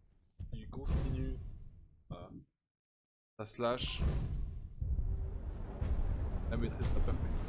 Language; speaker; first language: French; native; French